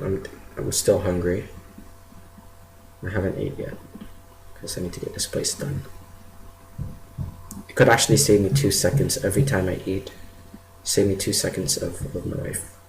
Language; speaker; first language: English; native; English